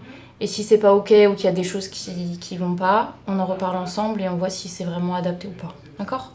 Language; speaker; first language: French; native; French